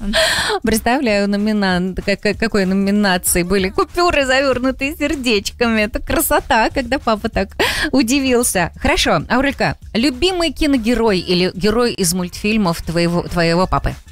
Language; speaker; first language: Russian; native; Russian